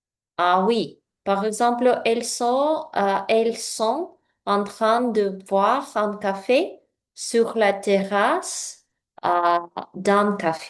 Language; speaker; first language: French; non-native, learner; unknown